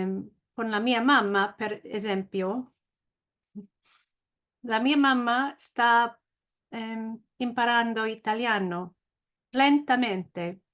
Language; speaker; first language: Italian; non-native, learner; English